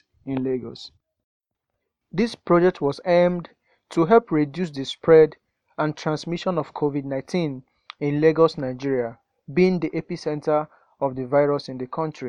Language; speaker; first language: English; non-native, local second language; Yoruba